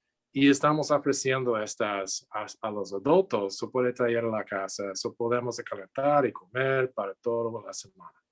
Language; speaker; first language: Spanish; non-native, learner; English